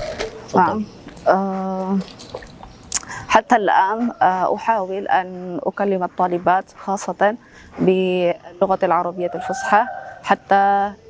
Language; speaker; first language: Arabic; non-native, fluent; Indonesian